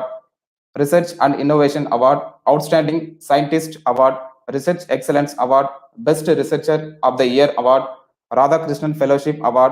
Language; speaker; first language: English; non-native, local second language; Tamil